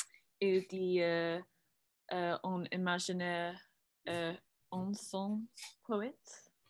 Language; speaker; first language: French; non-native, learner; English